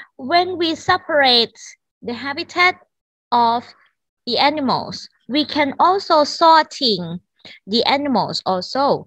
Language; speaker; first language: English; non-native, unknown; Thai